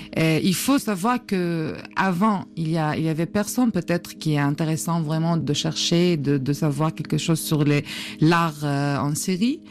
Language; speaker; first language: French; non-native, fluent; Arabic